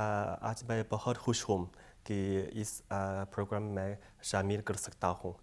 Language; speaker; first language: Hindi; non-native, fluent; Chinese